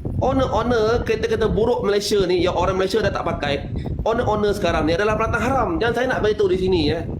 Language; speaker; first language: Malay; native; Malay